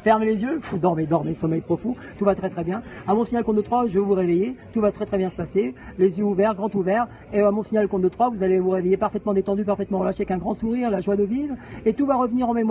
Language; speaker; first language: French; native; French